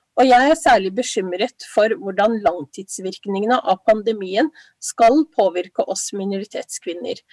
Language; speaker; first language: Norwegian; early bilingual, other home language; Somali